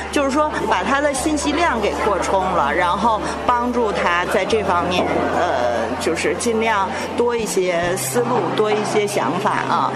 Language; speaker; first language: Chinese; native; Chinese